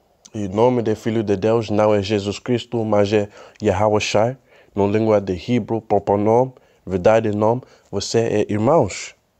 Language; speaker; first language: Portuguese; non-native, learner; Spanish